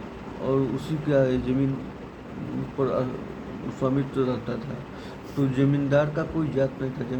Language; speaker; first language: Hindi; native; Hindi